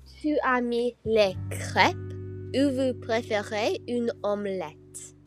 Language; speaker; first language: French; non-native, learner; English